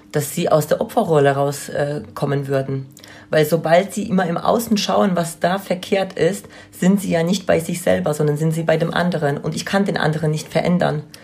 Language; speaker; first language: German; non-native, fluent; Polish